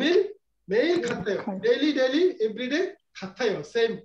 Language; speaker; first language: Korean; non-native, learner; Bangla